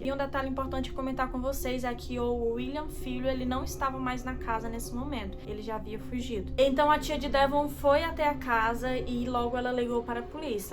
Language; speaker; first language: Portuguese; native; Portuguese